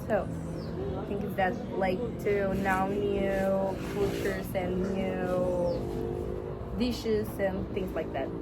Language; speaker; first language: English; non-native, learner; Spanish